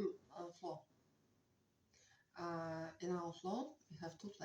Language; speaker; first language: English; non-native, learner; Russian